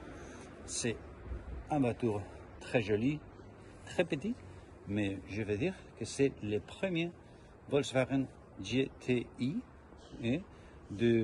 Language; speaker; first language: French; non-native, learner; Spanish